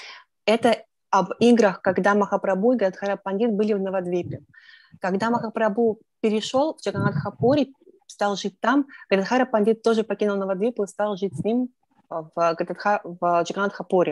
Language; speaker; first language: Russian; native; Russian